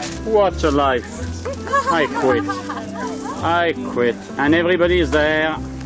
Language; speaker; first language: English; non-native, learner; French